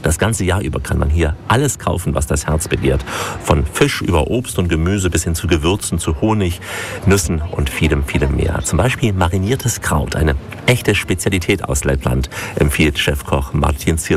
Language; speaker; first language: German; native; German